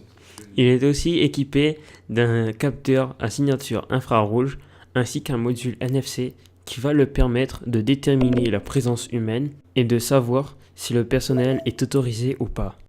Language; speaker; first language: French; native; French